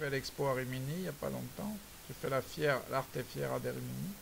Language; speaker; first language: French; native; French